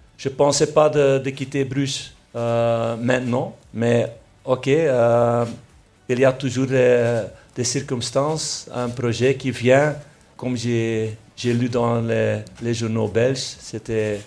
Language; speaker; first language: French; non-native, local second language; Dutch